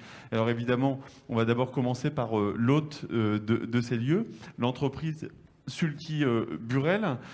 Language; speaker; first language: French; native; French